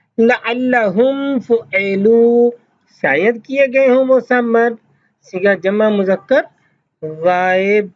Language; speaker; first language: Urdu; native; Urdu